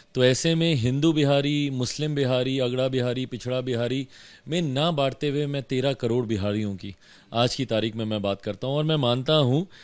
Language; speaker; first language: Hindi; native; Hindi